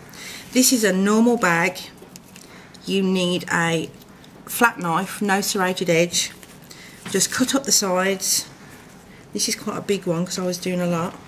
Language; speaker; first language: English; native; English